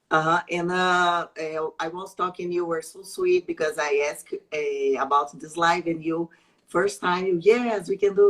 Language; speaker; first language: English; non-native, learner; Portuguese